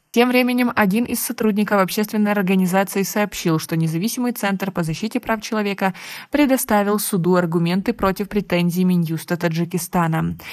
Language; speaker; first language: Russian; non-native, local second language; Tajik